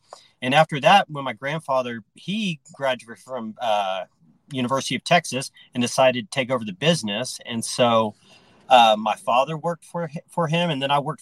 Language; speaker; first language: English; native; English